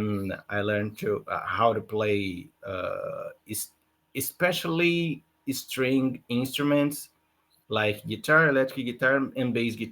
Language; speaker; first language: English; non-native, learner; Portuguese